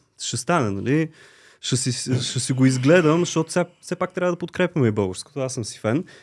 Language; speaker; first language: Bulgarian; native; Bulgarian